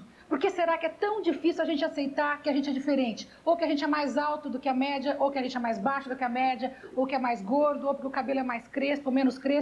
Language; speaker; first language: Portuguese; native; Portuguese